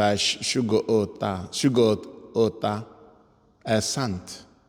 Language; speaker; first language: Swedish; non-native, fluent; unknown